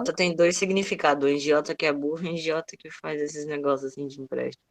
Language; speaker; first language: Portuguese; native; Portuguese